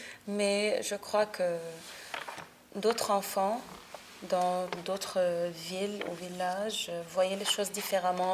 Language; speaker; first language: French; non-native, local second language; Arabic